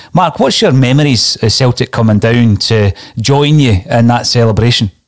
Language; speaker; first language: English; native; English